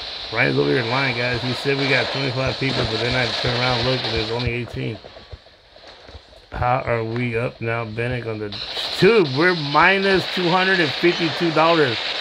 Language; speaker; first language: English; early bilingual, other home language; Spanish